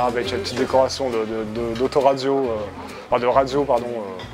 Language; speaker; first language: French; native; French